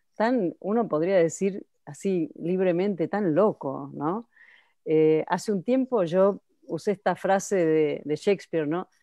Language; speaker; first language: Spanish; native; Spanish